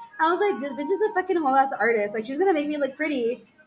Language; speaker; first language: English; early bilingual, other home language; Spanish